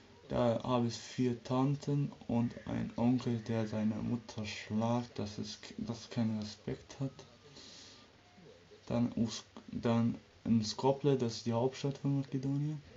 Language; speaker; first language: German; early bilingual, other home language; Serbian